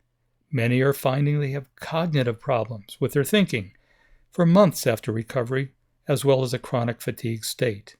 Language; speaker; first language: English; native; English